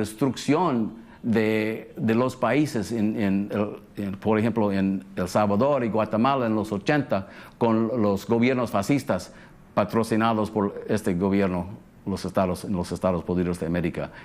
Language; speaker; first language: Spanish; early bilingual, heritage; English